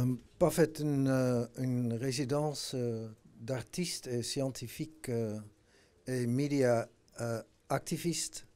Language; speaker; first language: French; non-native, fluent; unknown